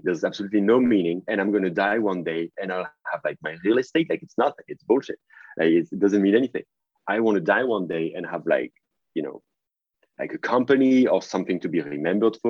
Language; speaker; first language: English; non-native, fluent; French